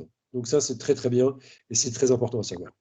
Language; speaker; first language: French; native; French